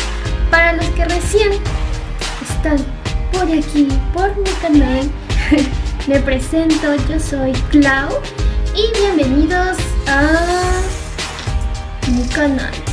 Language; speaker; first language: Spanish; native; Spanish